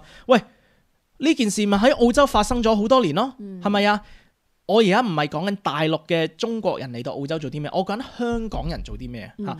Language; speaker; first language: Cantonese; native; Cantonese